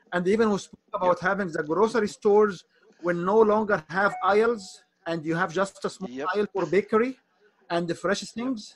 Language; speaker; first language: English; non-native, fluent; Arabic